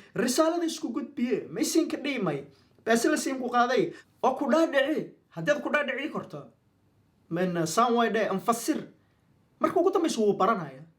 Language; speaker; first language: Somali; non-native, local second language; Maay